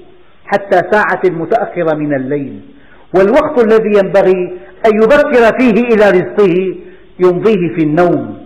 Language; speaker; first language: Arabic; native; Arabic